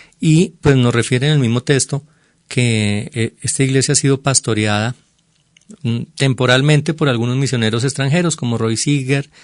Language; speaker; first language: Spanish; native; Spanish